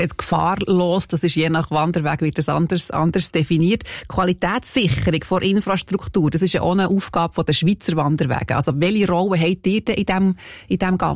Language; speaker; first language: German; native; German